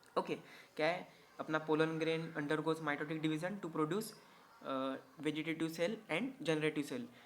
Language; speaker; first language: Hindi; non-native, local second language; Marathi